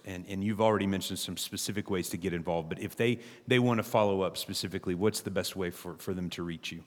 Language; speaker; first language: English; native; English